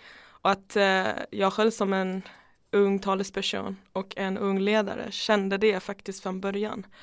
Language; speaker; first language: Swedish; non-native, fluent; Persian